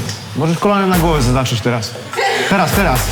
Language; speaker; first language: Polish; native; Polish